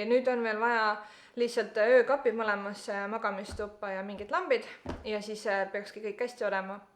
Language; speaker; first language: Estonian; native; Estonian